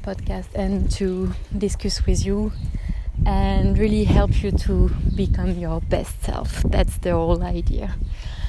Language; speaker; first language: English; non-native, fluent; French